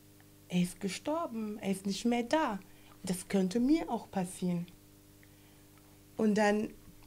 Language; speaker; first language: German; non-native, fluent; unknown